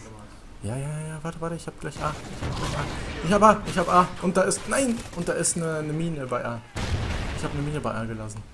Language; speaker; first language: German; native; German